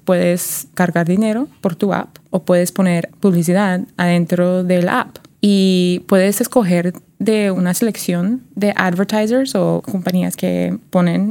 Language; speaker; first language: Spanish; early bilingual, heritage; Spanish